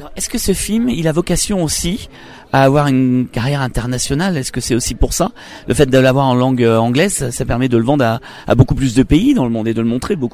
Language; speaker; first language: French; native; French